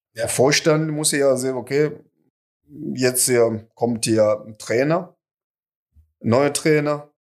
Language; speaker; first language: German; non-native, fluent; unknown